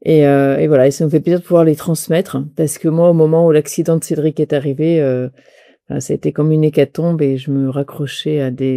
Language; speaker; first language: French; native; French